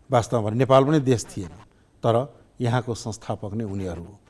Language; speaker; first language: Nepali; non-native, local second language; Maithili